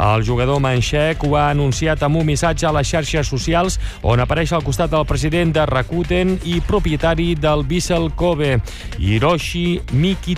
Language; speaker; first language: Catalan; native; Catalan